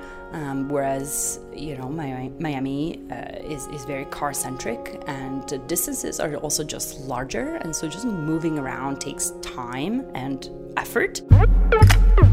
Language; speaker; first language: English; non-native, fluent; Italian